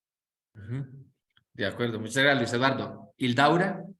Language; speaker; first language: Spanish; native; Spanish